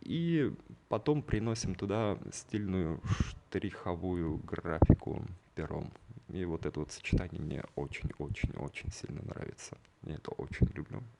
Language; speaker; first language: Russian; native; Russian